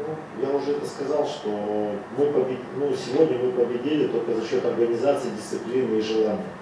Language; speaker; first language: Russian; native; Russian